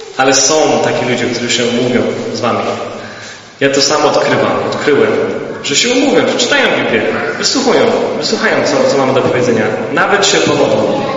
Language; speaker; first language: Polish; early bilingual, heritage; Polish